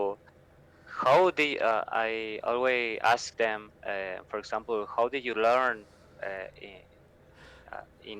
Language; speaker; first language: English; non-native, learner; Spanish